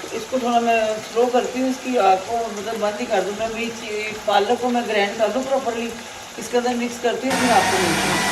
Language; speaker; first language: Urdu; non-native, local second language; Punjabi